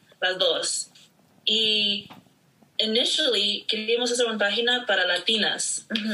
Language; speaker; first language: Spanish; early bilingual, heritage; Spanish